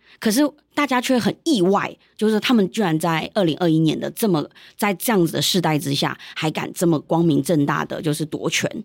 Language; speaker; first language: Chinese; early bilingual, heritage; Chinese